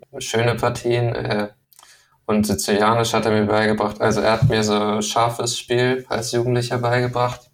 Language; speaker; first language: German; early bilingual, other home language; Danish